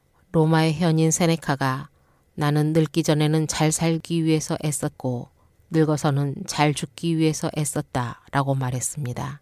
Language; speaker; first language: Korean; native; Korean